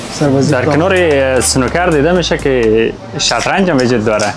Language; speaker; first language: Persian; native; Persian